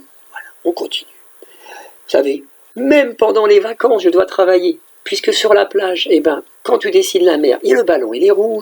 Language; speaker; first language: French; native; French